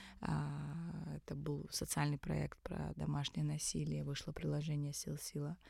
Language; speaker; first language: Russian; early bilingual, other home language; Tajik